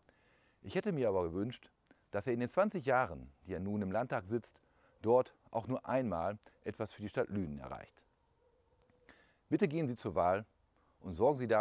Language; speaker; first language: German; native; German